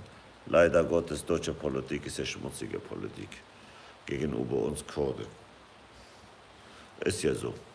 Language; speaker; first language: German; non-native, fluent; Kurdish